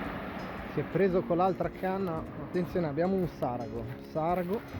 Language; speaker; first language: Italian; native; Italian